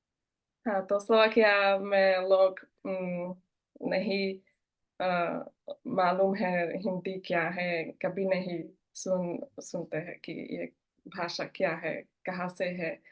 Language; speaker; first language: Hindi; non-native, learner; Slovak